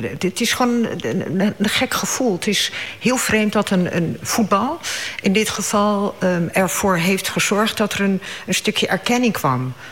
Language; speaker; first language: Dutch; early bilingual, other home language; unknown